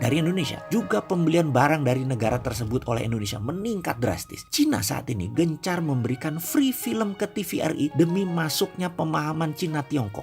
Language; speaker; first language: Indonesian; native; Indonesian